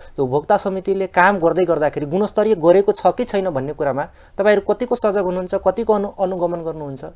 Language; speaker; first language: Nepali; non-native, local second language; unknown